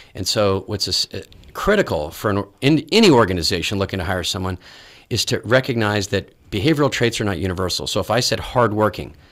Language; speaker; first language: English; native; English